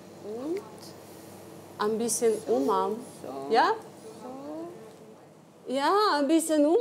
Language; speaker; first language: German; non-native, learner; Ukrainian